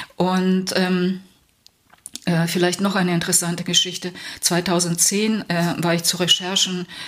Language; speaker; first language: German; early bilingual, heritage; Plautdietsch